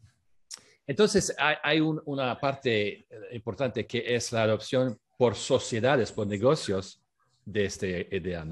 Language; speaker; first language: Spanish; non-native, fluent; French